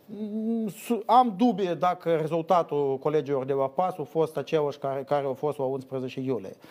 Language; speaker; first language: Romanian; native; Romanian